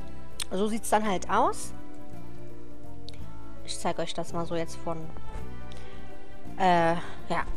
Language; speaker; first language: German; native; German